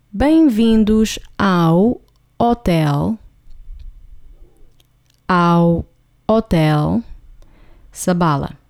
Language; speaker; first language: Portuguese; non-native, fluent; English